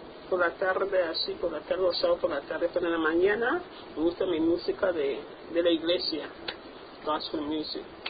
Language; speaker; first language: Spanish; non-native, local second language; English